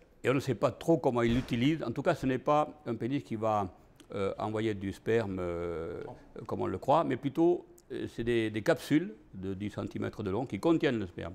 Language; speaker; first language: French; native; French